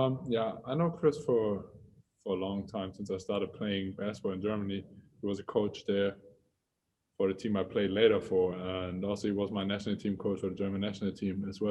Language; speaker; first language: English; non-native, fluent; German